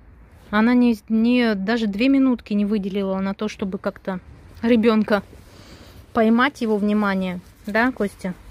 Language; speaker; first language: Russian; native; Russian